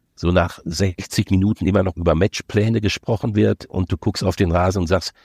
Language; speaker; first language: German; native; German